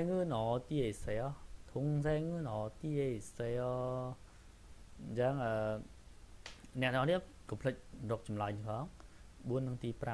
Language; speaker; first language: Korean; non-native, fluent; Khmer